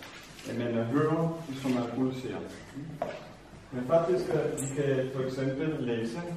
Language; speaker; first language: Danish; non-native, fluent; Vietnamese